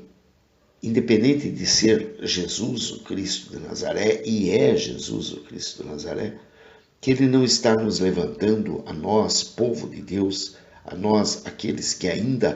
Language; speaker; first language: Portuguese; native; Portuguese